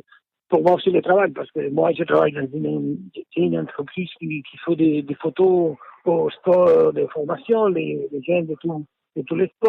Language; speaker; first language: French; non-native, fluent; Spanish